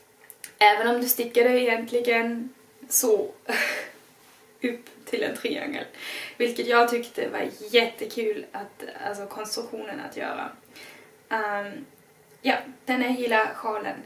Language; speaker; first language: Swedish; non-native, fluent; German